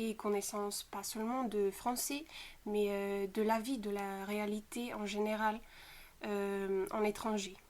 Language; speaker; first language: French; non-native, fluent; Bulgarian